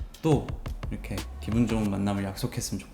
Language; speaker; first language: Korean; native; Korean